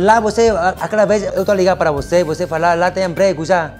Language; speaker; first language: Portuguese; non-native, learner; Vietnamese